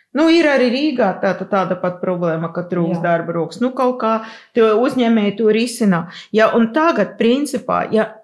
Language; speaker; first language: Latvian; non-native, local second language; Russian